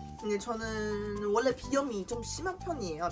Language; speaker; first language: Korean; non-native, fluent; Chinese